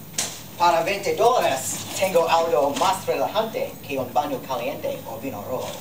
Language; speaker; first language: Spanish; non-native, learner; English